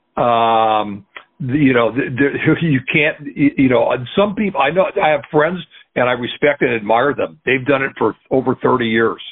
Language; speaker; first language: English; native; English